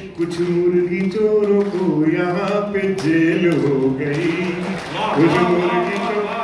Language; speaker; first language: Hindi; non-native, local second language; Punjabi